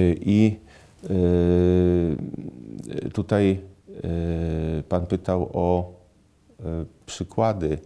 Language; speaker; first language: Polish; native; Polish